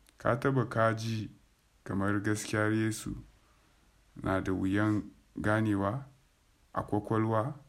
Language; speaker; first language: Hausa; non-native, local second language; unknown